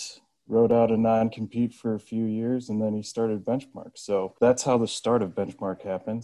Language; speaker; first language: English; native; English